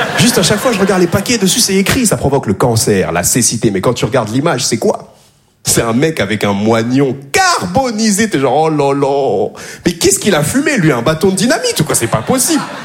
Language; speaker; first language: French; native; French